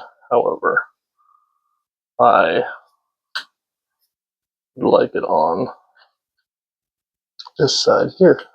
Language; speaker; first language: English; native; English